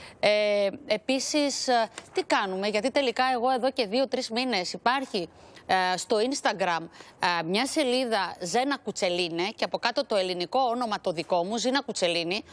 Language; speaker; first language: Greek; native; Greek